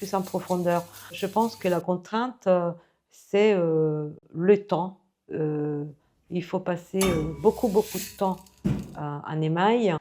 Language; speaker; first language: French; non-native, fluent; Italian